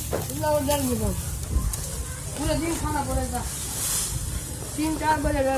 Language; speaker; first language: Hindi; non-native, local second language; Gujarati